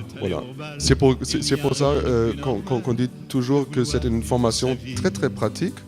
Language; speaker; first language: French; non-native, fluent; German